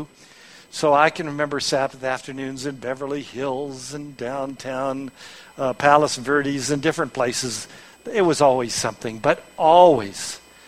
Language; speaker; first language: English; native; English